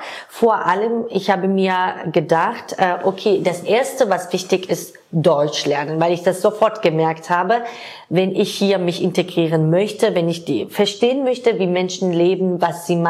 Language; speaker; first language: German; non-native, fluent; Georgian